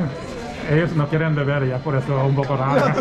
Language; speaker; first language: Spanish; non-native, learner; Korean